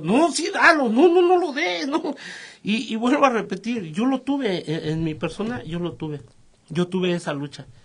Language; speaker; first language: Spanish; native; Spanish